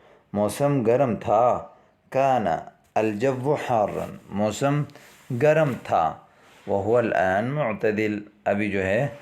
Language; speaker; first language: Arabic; non-native, fluent; Urdu